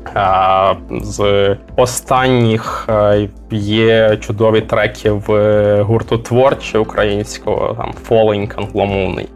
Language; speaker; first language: Ukrainian; native; Ukrainian